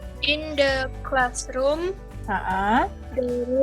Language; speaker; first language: English; non-native, learner; Indonesian